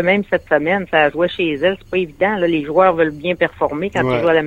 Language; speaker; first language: French; native; French